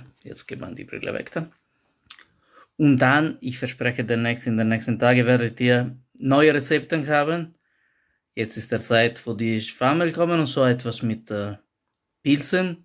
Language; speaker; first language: German; non-native, fluent; Italian